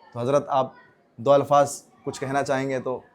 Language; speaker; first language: Hindi; native; Hindi